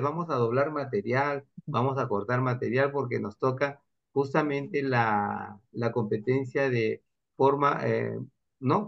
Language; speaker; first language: Spanish; native; Spanish